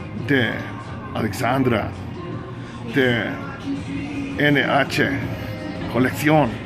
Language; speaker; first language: Spanish; non-native, learner; English